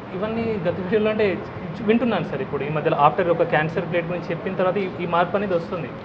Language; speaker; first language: Telugu; non-native, fluent; Hindi